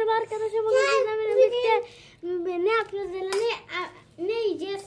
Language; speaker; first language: Turkish; early bilingual, other home language; Persian